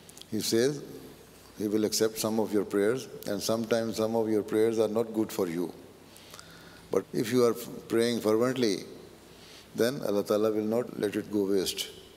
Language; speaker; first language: English; non-native, local second language; Urdu